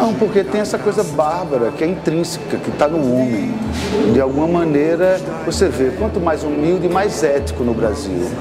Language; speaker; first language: Portuguese; native; Portuguese